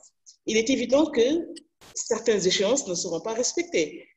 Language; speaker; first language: French; non-native, local second language; Wolof